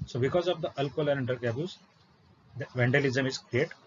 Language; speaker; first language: English; non-native, local second language; Marathi